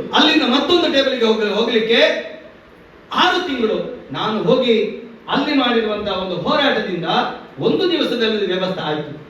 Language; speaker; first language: Kannada; non-native, local second language; Tulu